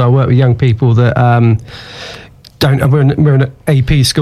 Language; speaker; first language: English; native; English